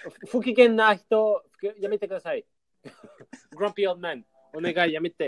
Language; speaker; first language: Japanese; non-native, learner; English